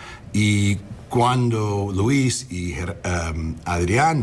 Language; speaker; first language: Spanish; non-native, learner; English